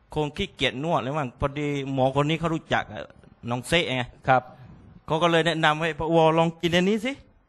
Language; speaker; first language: Thai; non-native, local second language; Malay